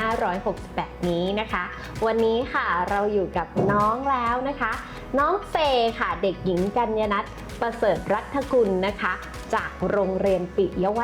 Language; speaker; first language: Thai; native; Thai